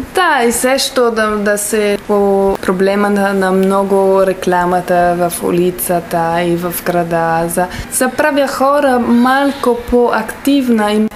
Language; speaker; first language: Bulgarian; non-native, learner; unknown